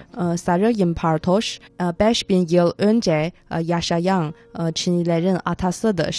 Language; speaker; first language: Turkish; non-native, fluent; Chinese